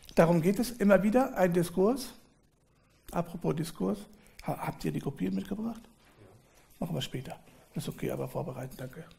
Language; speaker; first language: German; early bilingual, other home language; Arabic